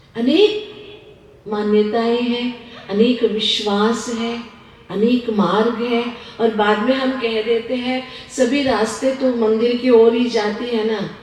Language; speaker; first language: Hindi; non-native, local second language; Kannada